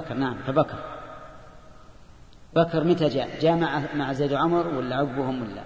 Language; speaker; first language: Arabic; native; Arabic